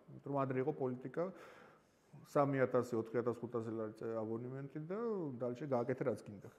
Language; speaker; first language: Georgian; early bilingual, heritage; Georgian